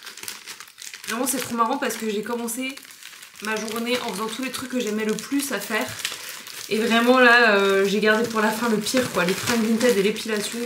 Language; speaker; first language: French; native; French